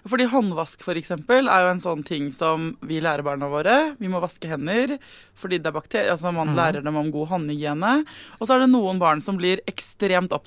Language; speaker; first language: Norwegian; native; Norwegian